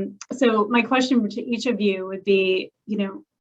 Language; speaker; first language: English; native; English